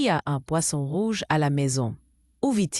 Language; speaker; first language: French; non-native, learner; Arabic